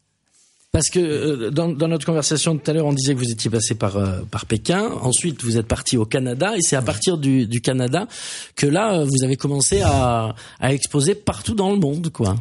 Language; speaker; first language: French; native; French